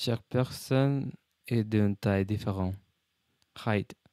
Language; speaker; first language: French; non-native, learner; English